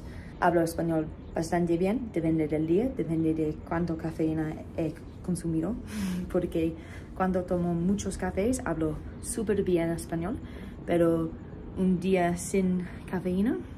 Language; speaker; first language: Spanish; non-native, fluent; English